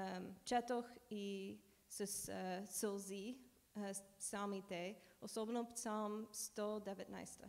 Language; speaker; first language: Bulgarian; non-native, learner; English